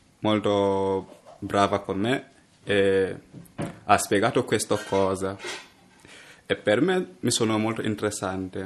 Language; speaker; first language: Italian; non-native, learner; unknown